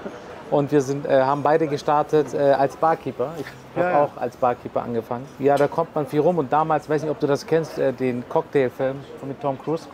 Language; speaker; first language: German; native; German